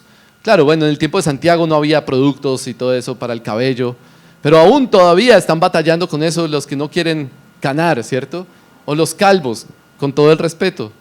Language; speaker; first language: Spanish; native; Spanish